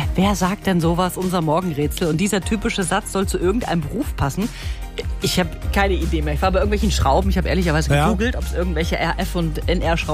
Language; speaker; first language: German; native; German